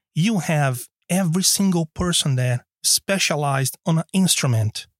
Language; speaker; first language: English; non-native, fluent; Portuguese